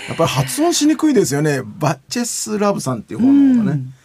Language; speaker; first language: Japanese; native; Japanese